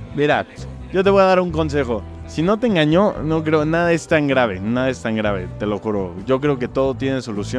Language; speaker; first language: Spanish; native; Spanish